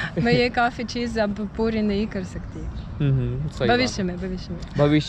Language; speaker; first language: Hindi; non-native, fluent; Russian